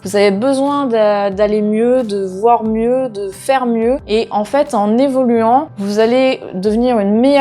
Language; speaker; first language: French; native; French